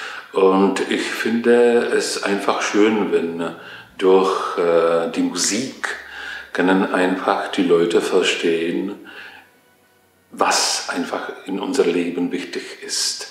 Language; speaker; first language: German; non-native, fluent; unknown